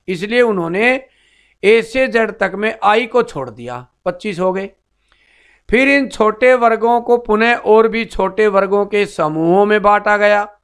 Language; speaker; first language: Hindi; native; Hindi